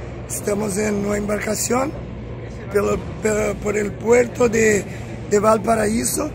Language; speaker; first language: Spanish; non-native, learner; Portuguese